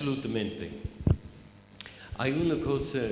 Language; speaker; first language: Spanish; non-native, fluent; English